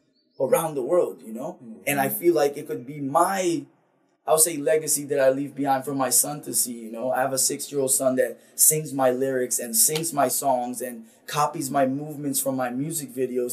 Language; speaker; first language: English; non-native, fluent; Papiamento